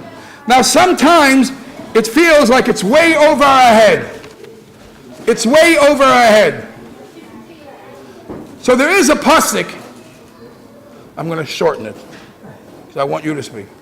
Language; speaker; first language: English; native; English